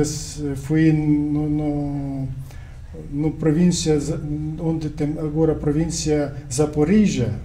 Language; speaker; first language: Portuguese; non-native, learner; Ukrainian